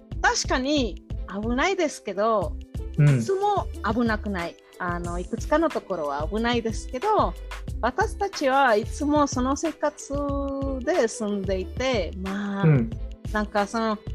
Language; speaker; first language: Japanese; non-native, fluent; Spanish